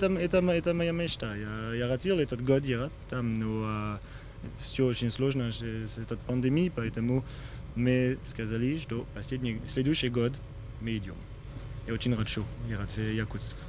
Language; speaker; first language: Russian; non-native, learner; French